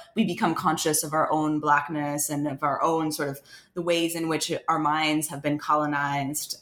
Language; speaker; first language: English; non-native, fluent; French